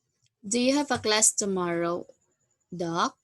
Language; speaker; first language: English; non-native, fluent; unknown